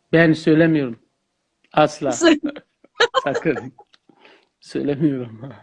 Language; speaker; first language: Turkish; non-native, learner; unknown